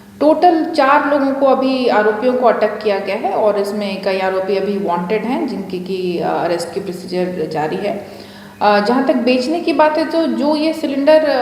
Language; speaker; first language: Hindi; non-native, local second language; Gujarati